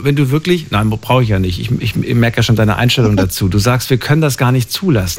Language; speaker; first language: German; native; German